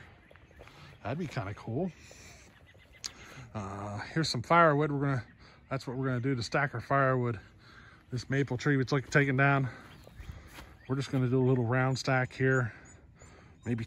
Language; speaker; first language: English; native; English